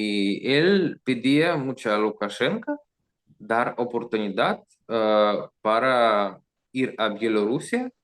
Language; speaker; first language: Spanish; non-native, learner; Russian